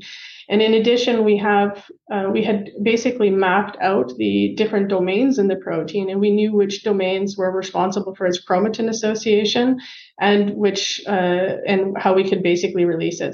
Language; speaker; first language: English; native; English